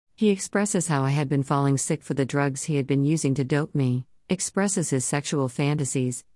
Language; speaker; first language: English; non-native, local second language; Tamil